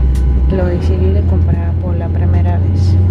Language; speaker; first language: Spanish; non-native, fluent; Russian